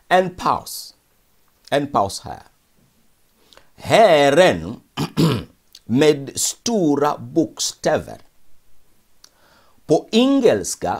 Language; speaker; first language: Swedish; non-native, fluent; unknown